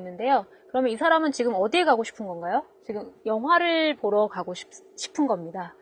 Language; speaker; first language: Korean; native; Korean